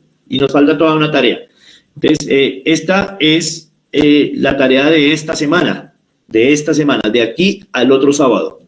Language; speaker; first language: Spanish; native; Spanish